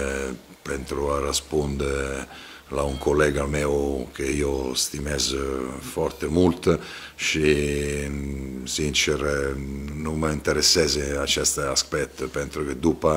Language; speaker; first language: Romanian; non-native, fluent; Italian